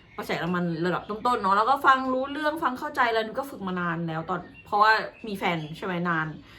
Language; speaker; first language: Thai; native; Thai